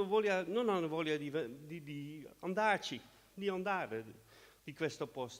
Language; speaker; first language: Italian; non-native, fluent; Dutch